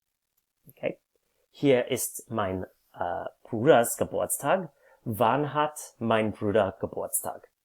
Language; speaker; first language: German; non-native, fluent; English